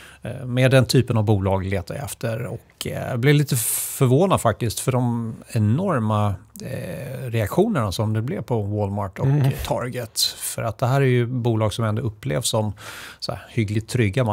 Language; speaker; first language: Swedish; native; Swedish